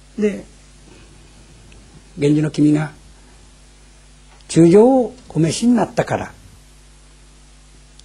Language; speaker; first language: Japanese; native; Japanese